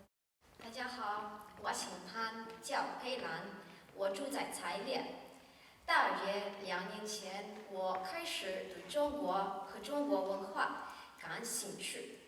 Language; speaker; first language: Chinese; non-native, learner; Slovenian